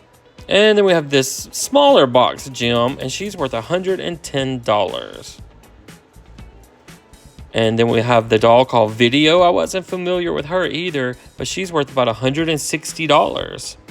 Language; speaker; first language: English; native; English